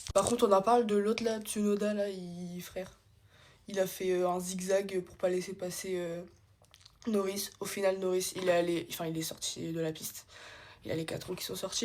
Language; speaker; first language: French; native; French